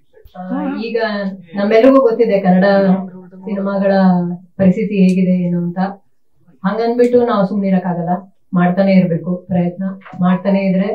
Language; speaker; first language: Kannada; native; Kannada